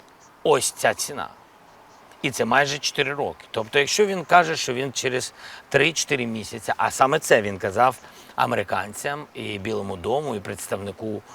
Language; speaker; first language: Ukrainian; non-native, local second language; Russian